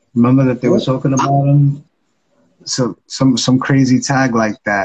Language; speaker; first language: English; native; English